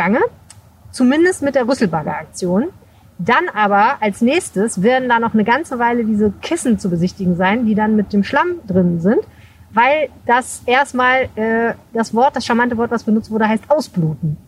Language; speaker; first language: German; native; German